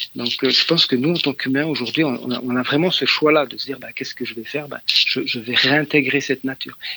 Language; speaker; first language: French; native; French